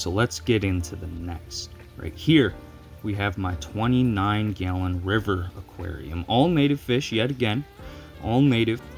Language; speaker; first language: English; native; English